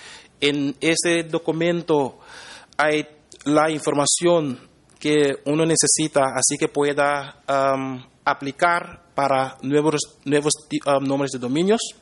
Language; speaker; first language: Spanish; non-native, fluent; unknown